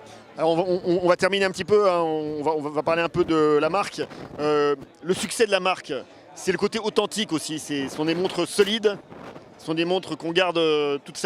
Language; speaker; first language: French; native; French